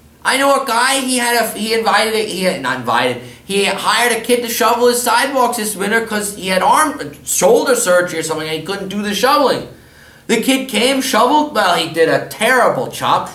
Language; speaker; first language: English; early bilingual, other home language; German